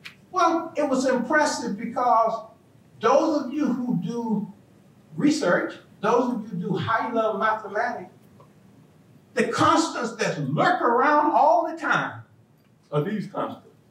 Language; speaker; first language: English; native; English